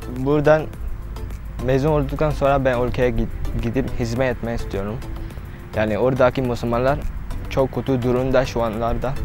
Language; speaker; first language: Turkish; non-native, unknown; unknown